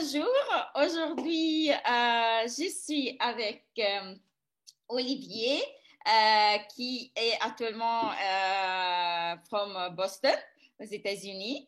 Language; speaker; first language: French; non-native, fluent; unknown